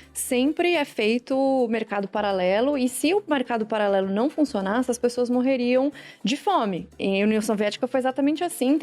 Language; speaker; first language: Portuguese; native; Portuguese